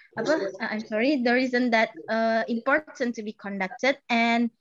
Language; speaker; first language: English; non-native, learner; Indonesian